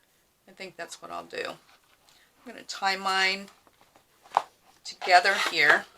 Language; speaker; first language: English; native; English